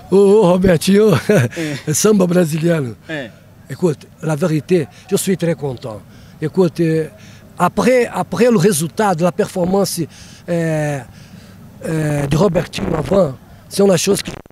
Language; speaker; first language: French; non-native, learner; Portuguese